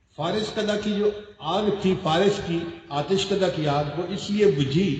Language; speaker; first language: Urdu; non-native, local second language; Punjabi